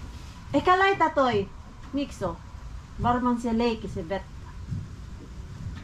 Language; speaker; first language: Finnish; non-native, learner; Filipino